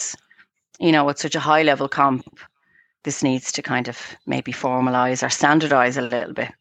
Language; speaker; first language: English; native; English